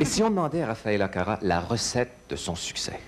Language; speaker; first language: French; native; French